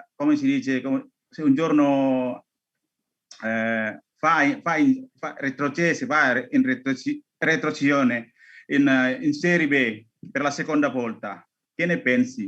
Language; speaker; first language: Italian; non-native, learner; Indonesian